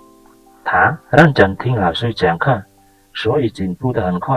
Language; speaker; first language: Chinese; non-native, fluent; Khmer